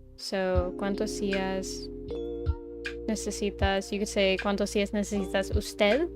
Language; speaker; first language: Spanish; non-native, learner; English